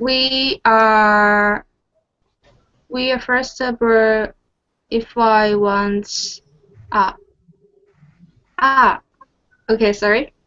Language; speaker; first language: English; non-native, learner; Korean